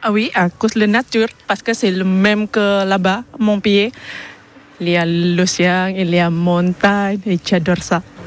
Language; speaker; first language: French; non-native, learner; Indonesian